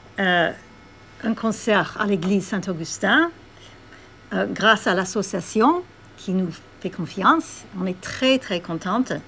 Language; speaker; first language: French; non-native, fluent; English